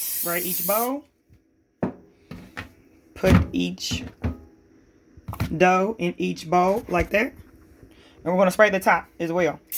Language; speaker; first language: English; native; English